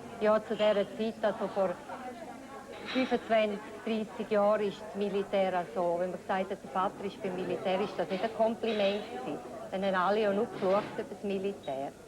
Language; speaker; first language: German; native; German